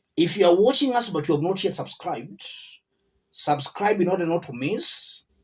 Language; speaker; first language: English; non-native, local second language; Swahili